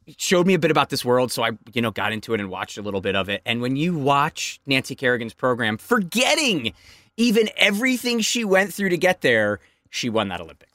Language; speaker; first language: English; native; English